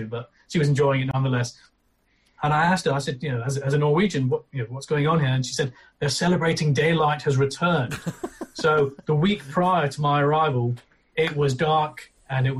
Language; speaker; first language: English; native; English